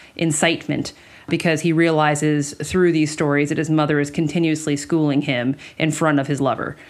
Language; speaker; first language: English; early bilingual, other home language; Spanish